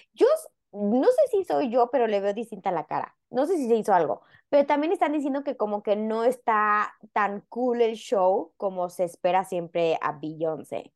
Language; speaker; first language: Spanish; native; Spanish